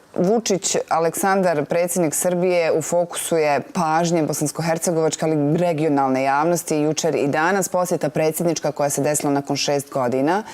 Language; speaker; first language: Bosnian; native; Bosnian